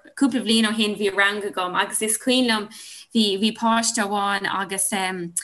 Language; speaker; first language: Irish; non-native, local second language; English